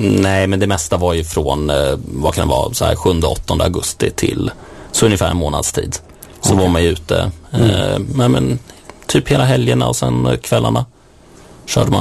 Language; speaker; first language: Swedish; native; Swedish